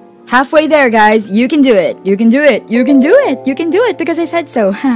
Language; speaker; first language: English; non-native, local second language; Filipino